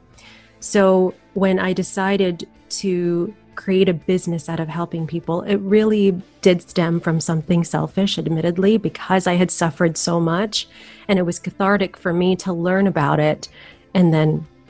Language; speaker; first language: English; early bilingual, other home language; Filipino